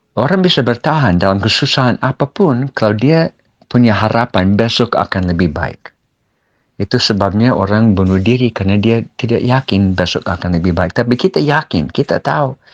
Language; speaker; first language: Malay; non-native, fluent; English